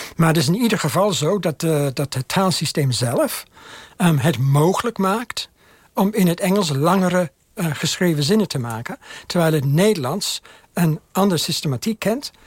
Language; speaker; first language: Dutch; non-native, fluent; English